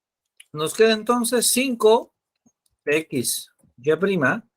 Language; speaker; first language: Spanish; native; Spanish